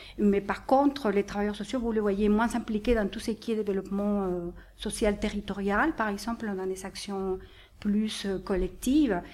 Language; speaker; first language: French; non-native, fluent; Spanish